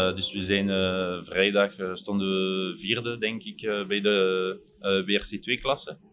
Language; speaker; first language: Dutch; non-native, fluent; Luxembourgish